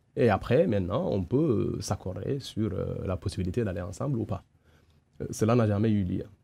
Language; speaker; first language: French; non-native, local second language; Wolof